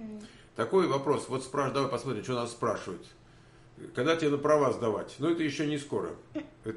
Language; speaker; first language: Russian; native; Russian